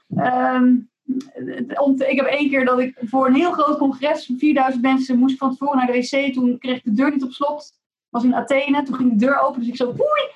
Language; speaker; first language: Dutch; native; Dutch